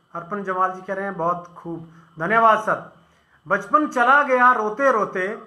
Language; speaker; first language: Hindi; non-native, local second language; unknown